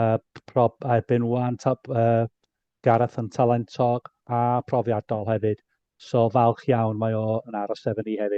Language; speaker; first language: Welsh; non-native, fluent; English